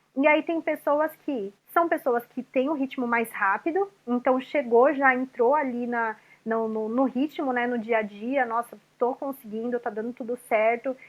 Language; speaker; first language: Portuguese; native; Portuguese